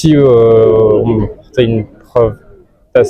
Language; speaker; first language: French; native; French